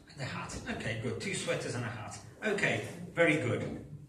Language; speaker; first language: English; non-native, fluent; Italian